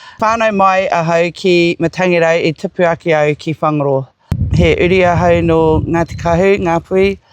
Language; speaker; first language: Māori; non-native, local second language; English